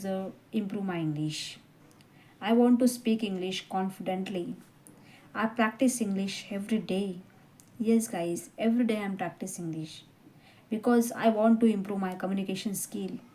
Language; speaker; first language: English; non-native, learner; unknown